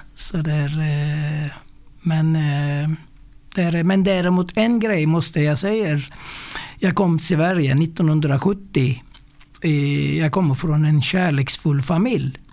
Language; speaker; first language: Swedish; non-native, fluent; Turkish